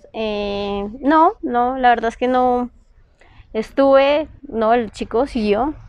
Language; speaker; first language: Spanish; native; Spanish